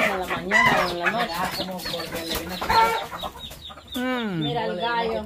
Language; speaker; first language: Spanish; native; Spanish